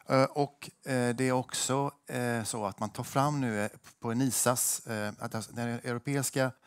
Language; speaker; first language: Swedish; native; Swedish